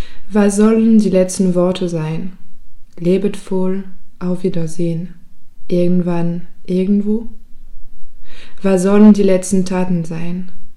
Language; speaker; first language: German; non-native, fluent; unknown